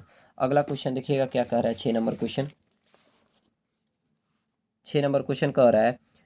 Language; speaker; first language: Hindi; native; Hindi